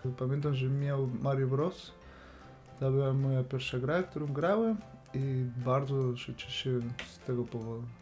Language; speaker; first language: Polish; non-native, fluent; Spanish